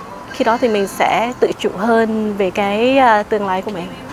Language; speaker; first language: Vietnamese; early bilingual, other home language; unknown